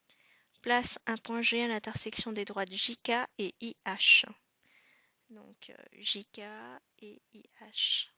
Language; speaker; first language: French; native; French